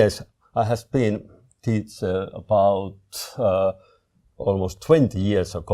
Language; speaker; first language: English; non-native, fluent; Finnish